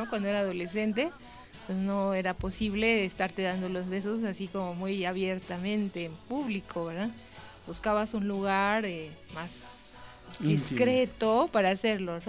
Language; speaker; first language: Spanish; native; Spanish